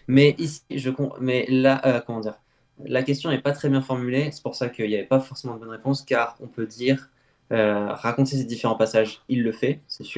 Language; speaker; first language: French; native; French